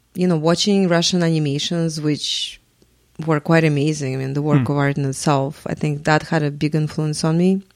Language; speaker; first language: English; non-native, fluent; Russian